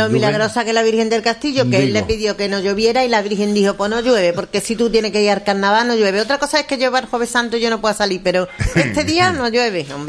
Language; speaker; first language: Spanish; native; Spanish